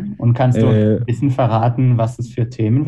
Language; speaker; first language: German; non-native, fluent; Hebrew